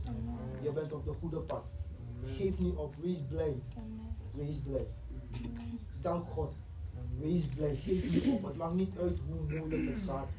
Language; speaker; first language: Dutch; non-native, fluent; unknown